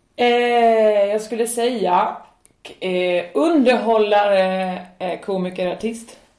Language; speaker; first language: Swedish; native; Swedish